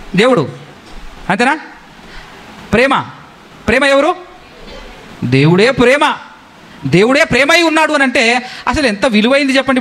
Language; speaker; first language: Telugu; native; Telugu